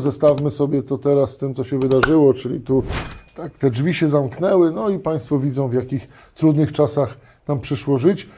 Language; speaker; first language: Polish; native; Polish